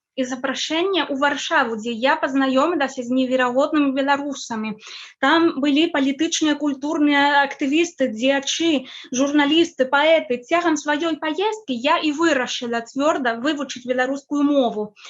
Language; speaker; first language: Belarusian; non-native, fluent; Spanish